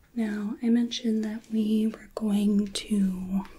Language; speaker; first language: English; native; English